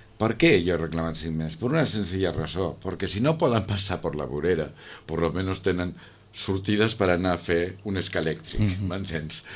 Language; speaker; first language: Catalan; non-native, local second language; Spanish